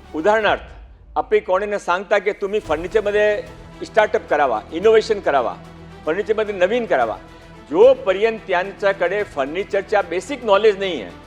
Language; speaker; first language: Marathi; non-native, local second language; Gujarati